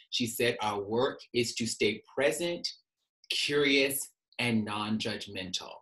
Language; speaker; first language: English; native; English